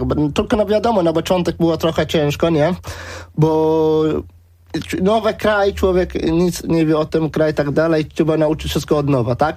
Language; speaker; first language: Polish; early bilingual, other home language; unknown